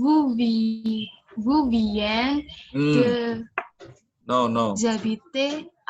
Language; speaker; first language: French; non-native, learner; Indonesian